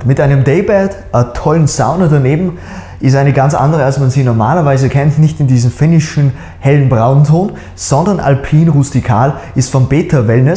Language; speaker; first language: German; native; German